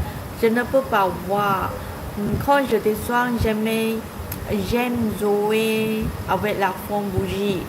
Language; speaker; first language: French; non-native, learner; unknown